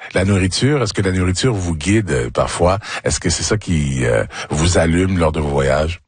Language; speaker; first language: French; native; French